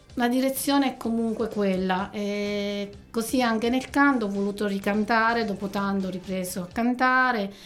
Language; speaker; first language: Italian; native; Italian